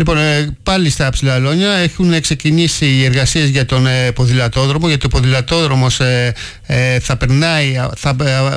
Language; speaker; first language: Greek; native; Greek